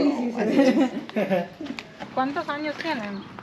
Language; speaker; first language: Spanish; non-native, learner; Italian